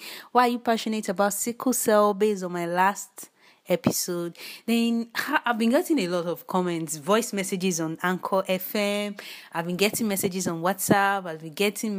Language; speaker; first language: English; non-native, local second language; Yoruba